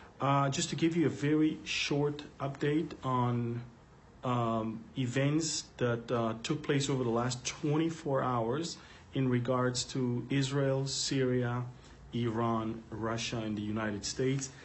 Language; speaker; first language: English; non-native, fluent; Hebrew